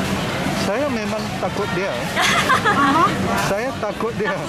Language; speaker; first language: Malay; non-native, learner; English